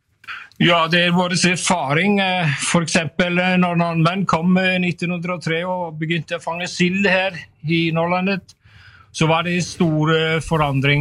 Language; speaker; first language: Norwegian; non-native, fluent; Icelandic